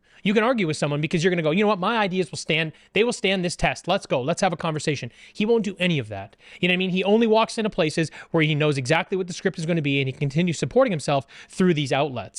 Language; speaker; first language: English; native; English